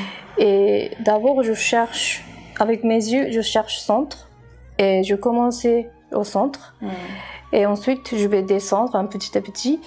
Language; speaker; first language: French; non-native, learner; Japanese